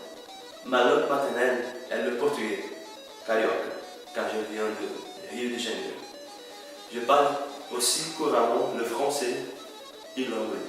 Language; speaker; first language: French; non-native, fluent; Portuguese